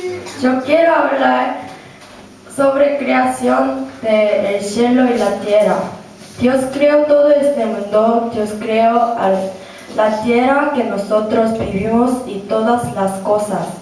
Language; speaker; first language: Spanish; non-native, learner; Korean